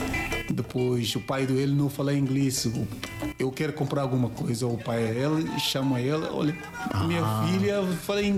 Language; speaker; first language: Portuguese; non-native, learner; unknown